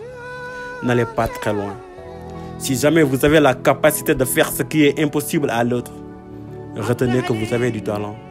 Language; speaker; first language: French; non-native, local second language; Wolof